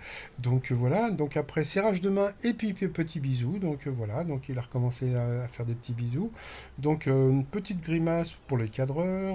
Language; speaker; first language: French; native; French